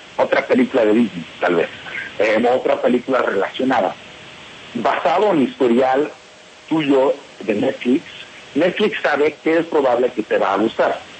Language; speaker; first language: Spanish; non-native, fluent; English